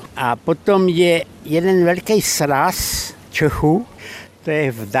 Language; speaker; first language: Czech; early bilingual, heritage; Czech